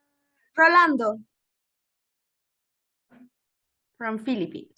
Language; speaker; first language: English; non-native, learner; Spanish